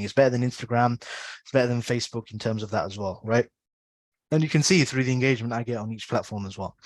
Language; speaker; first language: English; native; English